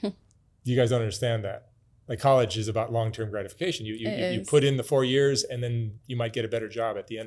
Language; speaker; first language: English; native; English